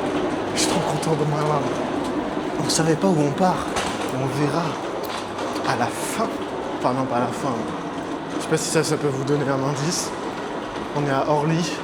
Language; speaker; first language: French; native; French